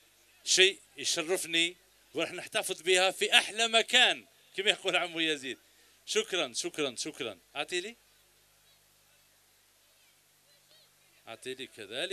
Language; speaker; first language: Arabic; native; Arabic